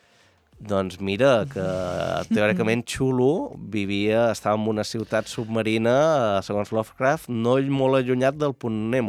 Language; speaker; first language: Catalan; native; Catalan